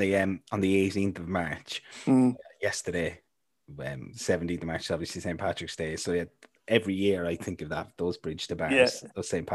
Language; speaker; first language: English; native; English